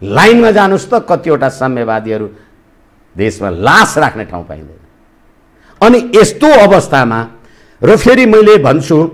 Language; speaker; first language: Nepali; native; Nepali